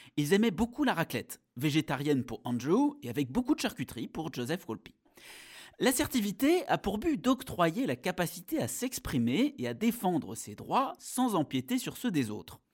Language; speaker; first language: French; native; French